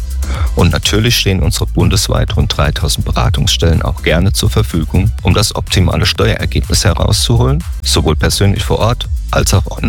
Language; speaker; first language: German; native; German